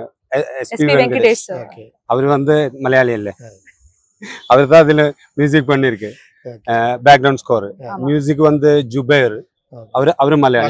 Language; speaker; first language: Tamil; non-native, learner; Malayalam